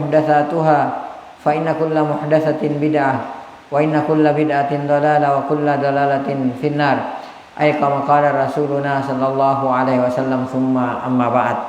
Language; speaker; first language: Arabic; non-native, fluent; Indonesian